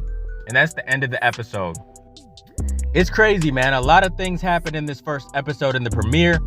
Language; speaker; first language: English; native; English